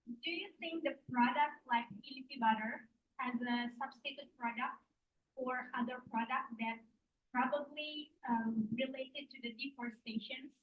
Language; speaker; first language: English; non-native, learner; Indonesian